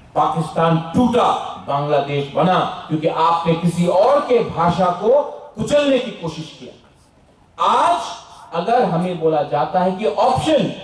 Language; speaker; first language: Hindi; non-native, local second language; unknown